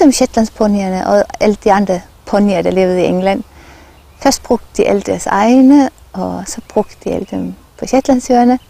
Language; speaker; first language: Danish; non-native, local second language; Faroese